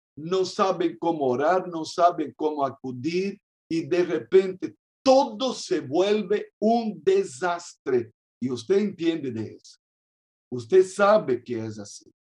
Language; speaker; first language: Spanish; non-native, fluent; Portuguese